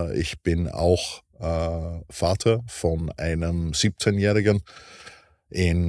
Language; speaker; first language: German; non-native, fluent; English